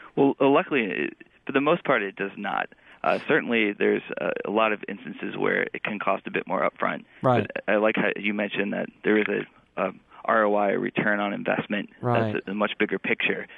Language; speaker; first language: English; native; English